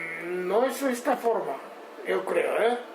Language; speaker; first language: Spanish; non-native, learner; Japanese